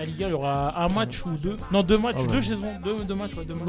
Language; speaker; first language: French; native; French